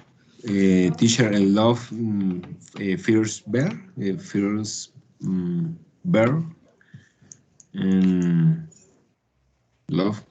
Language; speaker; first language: English; non-native, learner; Spanish